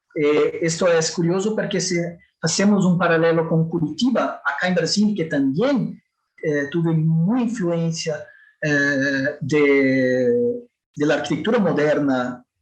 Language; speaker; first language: Spanish; non-native, fluent; Portuguese